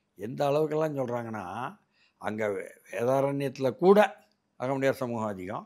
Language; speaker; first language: Tamil; native; Tamil